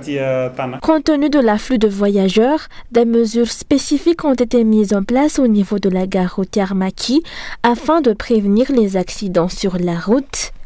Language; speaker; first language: French; non-native, local second language; Malagasy